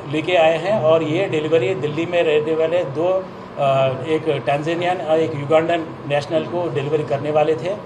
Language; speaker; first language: Hindi; non-native, local second language; Gujarati